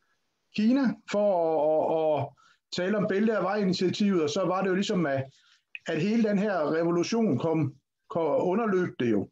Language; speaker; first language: Danish; native; Danish